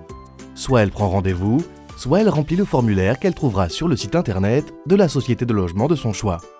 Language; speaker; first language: French; native; French